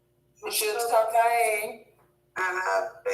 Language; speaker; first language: French; non-native, learner; English